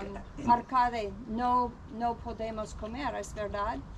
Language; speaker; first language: Spanish; non-native, learner; English